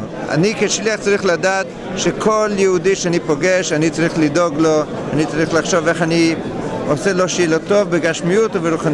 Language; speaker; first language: Hebrew; non-native, fluent; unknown